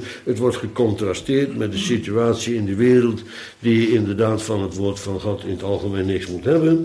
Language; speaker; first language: Dutch; native; Dutch